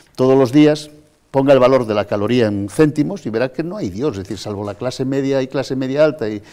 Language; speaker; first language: Spanish; native; Spanish